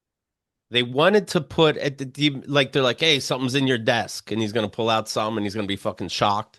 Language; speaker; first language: English; native; English